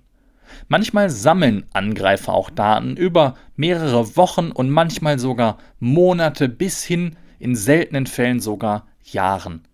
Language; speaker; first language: German; native; German